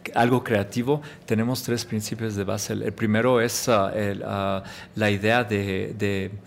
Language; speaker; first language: Spanish; early bilingual, heritage; Spanish